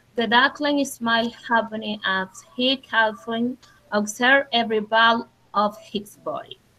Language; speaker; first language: English; non-native, learner; Spanish